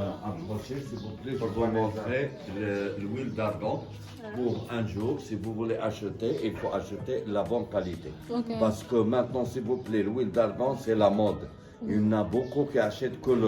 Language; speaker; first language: French; non-native, local second language; Arabic